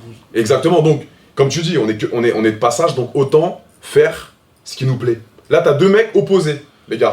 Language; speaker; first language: French; native; French